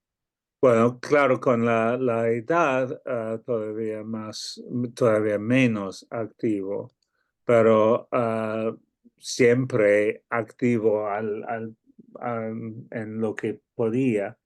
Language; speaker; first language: Spanish; non-native, fluent; English